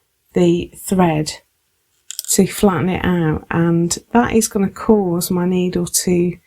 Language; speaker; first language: English; native; English